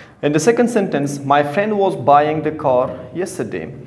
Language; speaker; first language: English; non-native, fluent; Persian